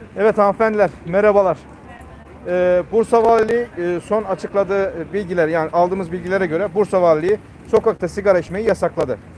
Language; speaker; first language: Turkish; native; Turkish